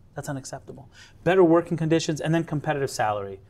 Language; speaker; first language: English; native; English